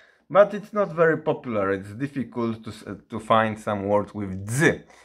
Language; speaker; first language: English; non-native, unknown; Polish